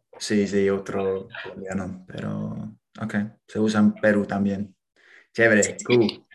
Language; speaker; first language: Spanish; non-native, fluent; English